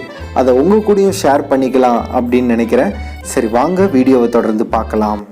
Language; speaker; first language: Tamil; native; Tamil